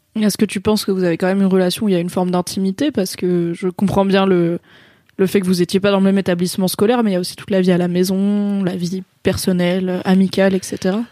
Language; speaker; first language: French; native; French